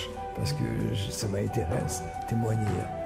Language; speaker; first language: French; non-native, fluent; Russian